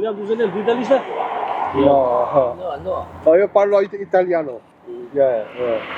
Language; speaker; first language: Italian; non-native, learner; Albanian